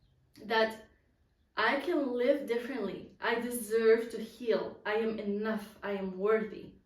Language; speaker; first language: English; non-native, fluent; Polish